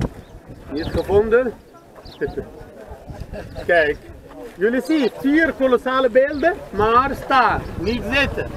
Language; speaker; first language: Dutch; non-native, learner; Arabic